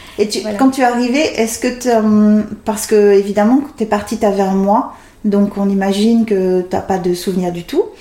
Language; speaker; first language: French; native; French